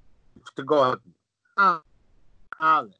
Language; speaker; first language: Polish; non-native, learner; English